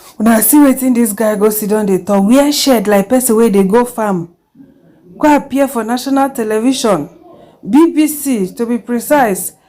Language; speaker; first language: Nigerian Pidgin; non-native, local second language; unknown